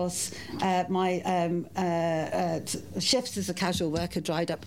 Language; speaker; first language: English; native; English